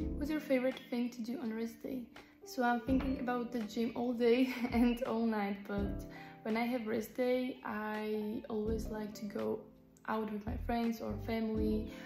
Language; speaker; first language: English; non-native, fluent; Slovak